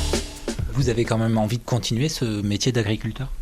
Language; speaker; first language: French; native; French